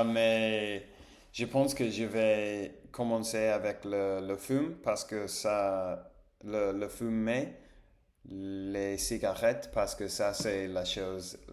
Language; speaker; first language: French; non-native, fluent; Spanish